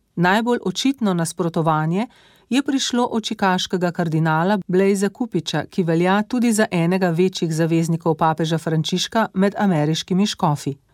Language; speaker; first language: Slovenian; native; Slovenian